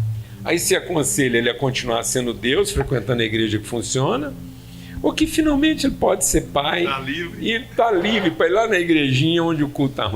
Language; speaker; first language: Portuguese; native; Portuguese